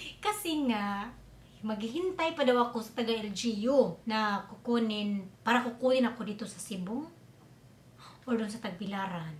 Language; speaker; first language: Filipino; non-native, local second language; Cebuano